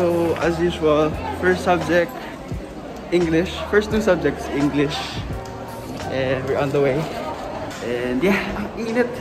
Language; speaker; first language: English; non-native, fluent; Filipino